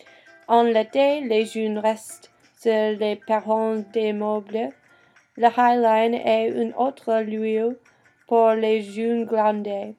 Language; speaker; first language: French; non-native, learner; English